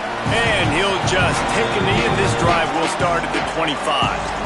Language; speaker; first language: English; native; English